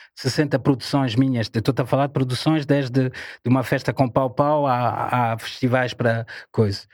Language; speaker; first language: Portuguese; non-native, fluent; French